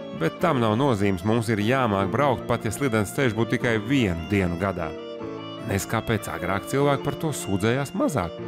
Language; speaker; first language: Latvian; native; Latvian